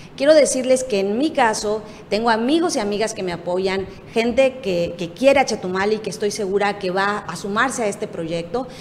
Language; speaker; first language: Spanish; native; Spanish